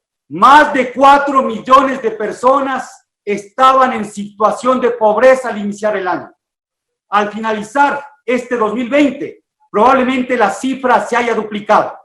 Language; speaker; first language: Spanish; native; Spanish